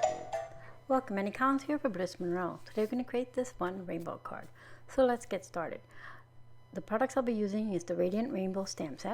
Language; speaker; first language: English; native; English